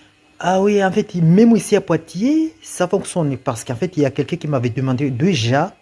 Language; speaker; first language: French; non-native, local second language; Comorian